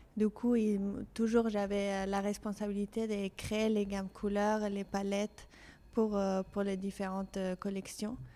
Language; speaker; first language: French; non-native, fluent; Spanish